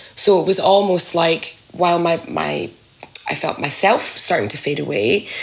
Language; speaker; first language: English; native; English